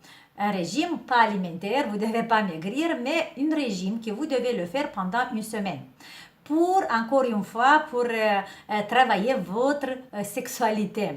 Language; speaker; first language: French; non-native, fluent; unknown